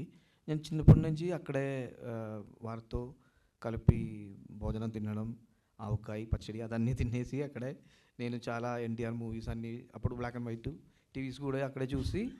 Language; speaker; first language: Telugu; non-native, learner; Malayalam